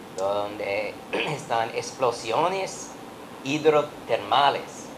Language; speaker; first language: Spanish; non-native, learner; English